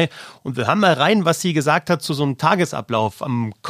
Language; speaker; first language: German; native; German